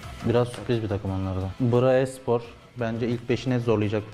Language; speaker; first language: Turkish; native; Turkish